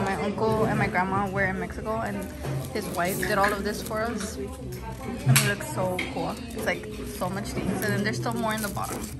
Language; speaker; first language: English; early bilingual, other home language; Spanish